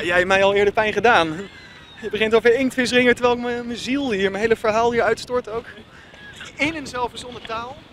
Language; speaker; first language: Dutch; native; Dutch